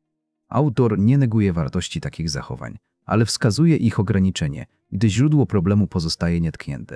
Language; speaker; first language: Polish; native; Polish